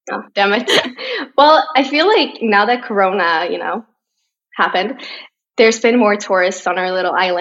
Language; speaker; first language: English; non-native, fluent; Swedish